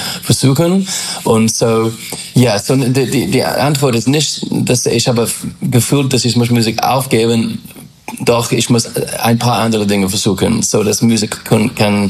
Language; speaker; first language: German; non-native, fluent; English